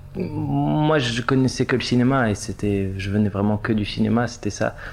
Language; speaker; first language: French; native; French